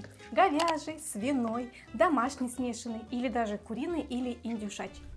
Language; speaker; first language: Russian; native; Russian